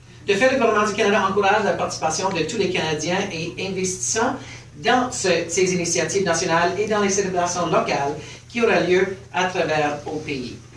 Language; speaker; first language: French; early bilingual, heritage; French